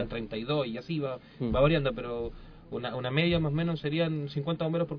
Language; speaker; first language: Spanish; native; Spanish